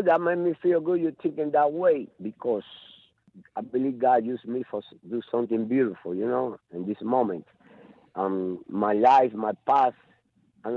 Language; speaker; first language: English; non-native, learner; Spanish